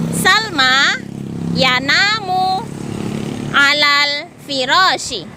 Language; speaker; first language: Arabic; non-native, fluent; Indonesian